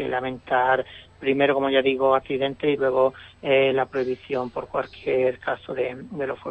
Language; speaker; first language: Spanish; native; Spanish